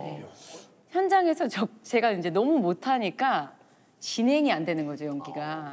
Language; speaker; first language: Korean; native; Korean